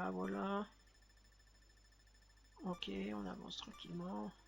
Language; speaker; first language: French; native; French